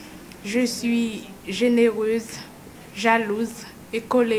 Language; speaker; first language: French; non-native, local second language; Haitian Creole